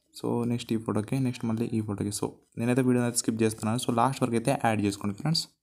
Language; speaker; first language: Telugu; non-native, local second language; Gondi